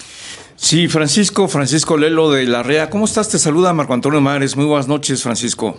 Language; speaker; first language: Spanish; native; Spanish